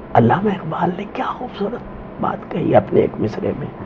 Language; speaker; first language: Urdu; non-native, local second language; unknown